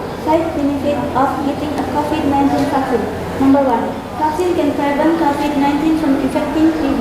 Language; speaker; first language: English; non-native, learner; Indonesian